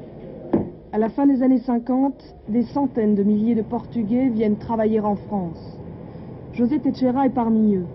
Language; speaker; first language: French; native; French